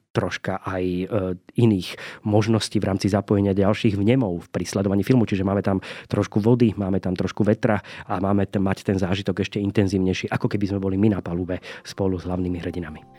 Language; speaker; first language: Slovak; native; Slovak